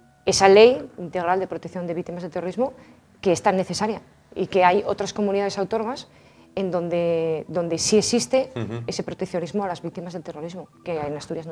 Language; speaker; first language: Spanish; native; Spanish